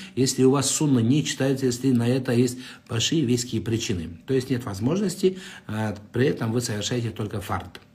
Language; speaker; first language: Russian; non-native, local second language; Kazakh